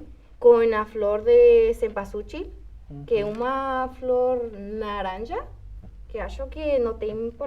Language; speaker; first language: Portuguese; non-native, fluent; Spanish